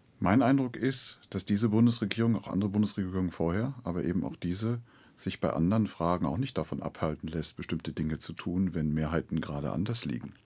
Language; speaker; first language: German; native; German